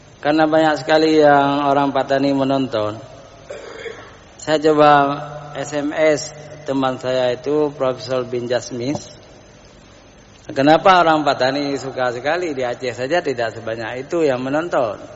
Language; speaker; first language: Indonesian; non-native, local second language; Achinese